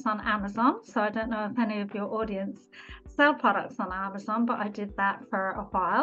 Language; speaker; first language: English; native; English